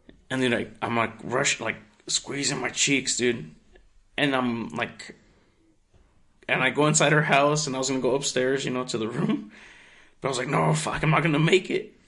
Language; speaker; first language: English; early bilingual, other home language; Spanish